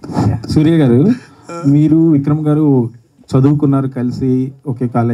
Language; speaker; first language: Telugu; native; Telugu